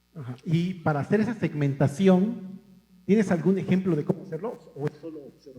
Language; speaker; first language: Spanish; native; Spanish